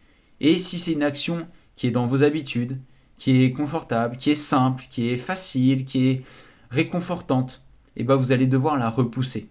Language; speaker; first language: French; native; French